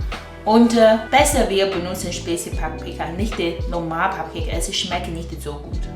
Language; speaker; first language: German; non-native, learner; Chinese